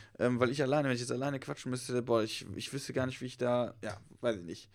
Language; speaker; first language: German; native; German